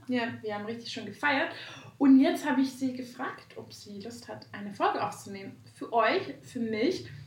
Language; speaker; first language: German; non-native, fluent; Hungarian